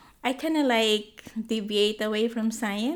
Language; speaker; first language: English; non-native, local second language; Filipino